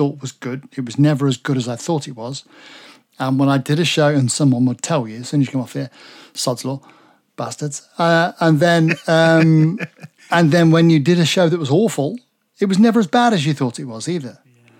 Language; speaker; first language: English; native; English